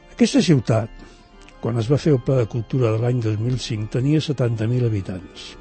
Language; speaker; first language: Catalan; native; Catalan